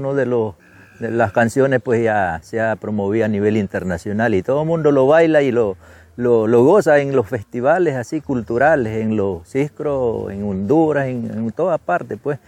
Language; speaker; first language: Spanish; non-native, local second language; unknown